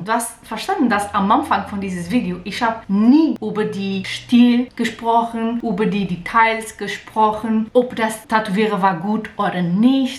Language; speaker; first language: German; non-native, learner; Portuguese